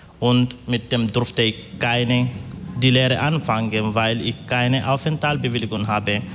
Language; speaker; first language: German; non-native, fluent; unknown